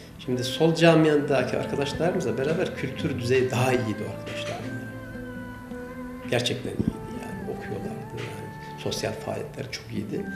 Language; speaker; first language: Turkish; native; Turkish